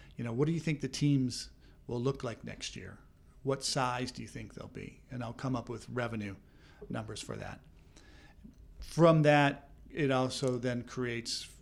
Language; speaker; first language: English; native; English